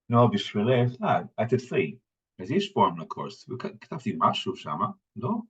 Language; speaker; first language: Hebrew; non-native, fluent; English